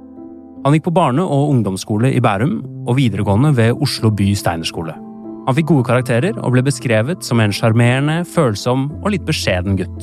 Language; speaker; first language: Norwegian; native; Norwegian